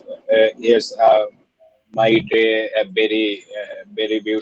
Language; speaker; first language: English; non-native, learner; Bangla